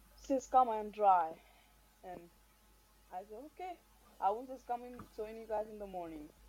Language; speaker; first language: English; non-native, fluent; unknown